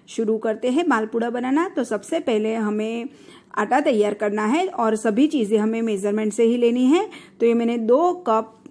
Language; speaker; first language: Hindi; non-native, local second language; Gujarati